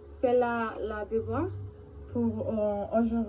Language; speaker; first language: French; non-native, learner; Spanish